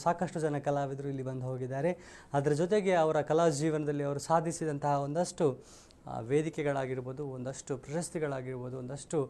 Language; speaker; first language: Kannada; native; Kannada